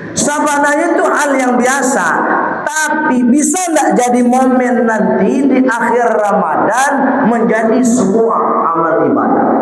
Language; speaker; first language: Malay; non-native, local second language; Minangkabau